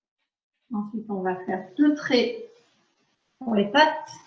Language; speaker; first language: French; native; French